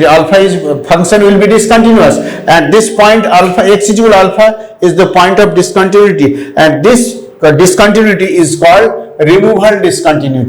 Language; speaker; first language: English; non-native, local second language; Hindi